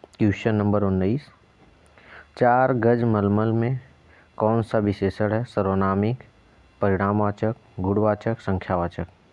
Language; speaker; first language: Hindi; native; Hindi